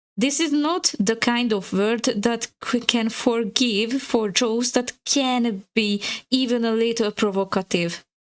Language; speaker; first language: English; non-native, fluent; Hungarian